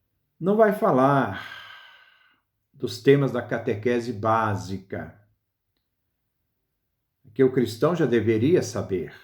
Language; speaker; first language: Portuguese; native; Portuguese